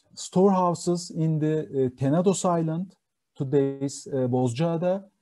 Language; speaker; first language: English; non-native, fluent; Turkish